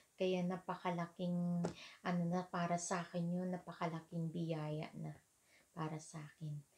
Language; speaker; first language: Filipino; non-native, local second language; Hiligaynon